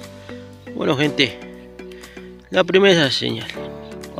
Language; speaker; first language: Spanish; native; Spanish